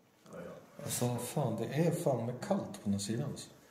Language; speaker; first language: Swedish; native; Swedish